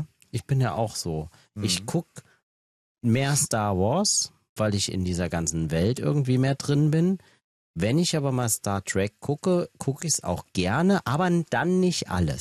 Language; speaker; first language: German; native; German